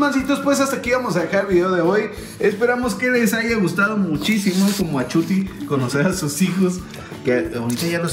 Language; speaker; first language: Spanish; native; Spanish